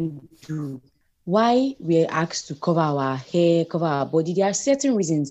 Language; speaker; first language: English; non-native, local second language; Yoruba